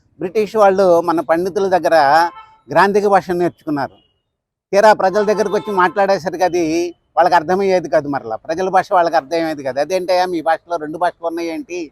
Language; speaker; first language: Telugu; native; Telugu